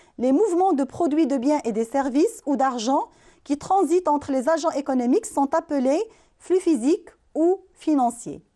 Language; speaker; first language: French; non-native, local second language; Arabic